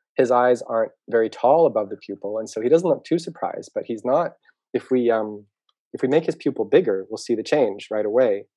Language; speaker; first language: English; native; English